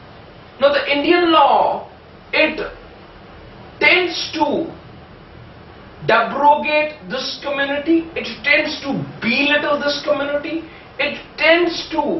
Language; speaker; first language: English; non-native, local second language; Hindi